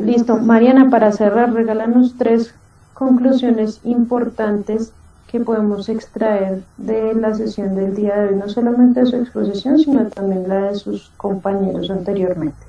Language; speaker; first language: Spanish; native; Spanish